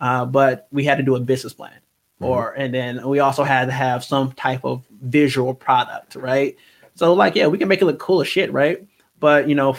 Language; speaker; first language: English; native; English